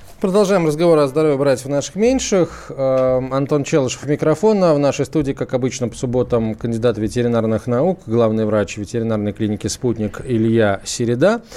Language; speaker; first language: Russian; native; Russian